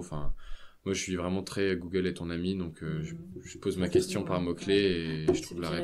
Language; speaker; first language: French; native; French